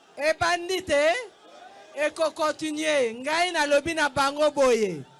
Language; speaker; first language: Lingala; native; Lingala